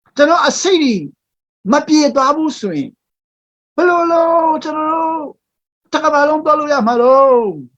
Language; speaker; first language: Burmese; non-native, local second language; Hakha Chin